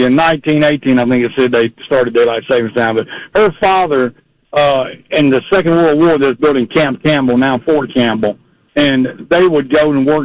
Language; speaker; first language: English; native; English